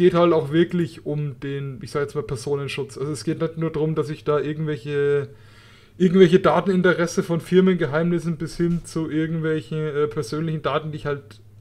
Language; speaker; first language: German; native; German